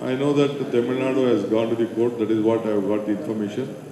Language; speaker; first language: English; non-native, local second language; Kannada